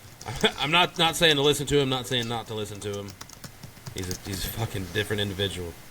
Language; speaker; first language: English; native; English